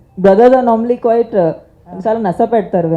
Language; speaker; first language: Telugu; non-native, local second language; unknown